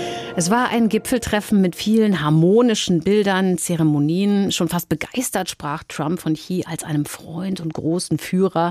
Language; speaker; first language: German; native; German